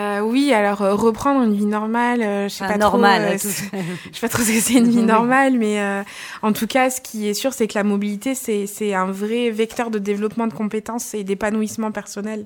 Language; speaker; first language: French; native; French